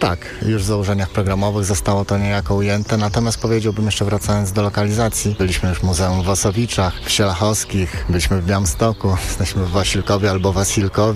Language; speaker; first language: Polish; native; Polish